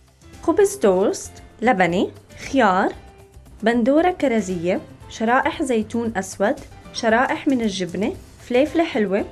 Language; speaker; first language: Arabic; native; Arabic